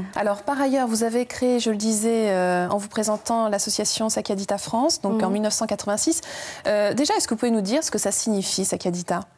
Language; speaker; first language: French; native; French